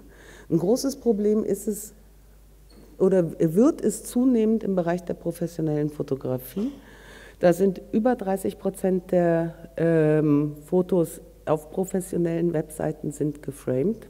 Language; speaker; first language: German; native; German